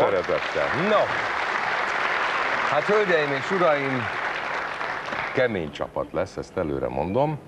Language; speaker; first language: Hungarian; native; Hungarian